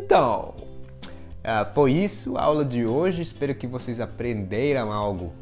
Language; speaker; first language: Portuguese; non-native, fluent; English